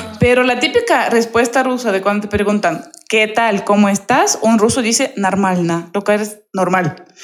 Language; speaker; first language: Spanish; non-native, fluent; Russian